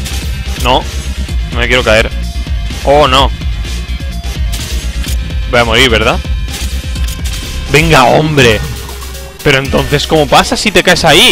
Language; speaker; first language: Spanish; native; Spanish